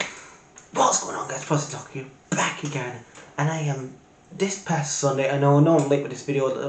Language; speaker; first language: English; native; English